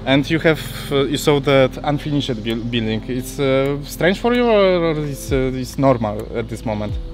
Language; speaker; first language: English; non-native, learner; Polish